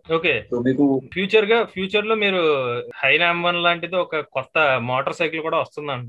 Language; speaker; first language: Telugu; native; Telugu